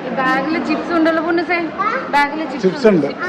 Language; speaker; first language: Malayalam; non-native, learner; Nepali